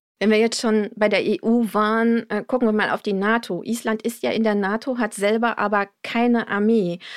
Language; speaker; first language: German; native; German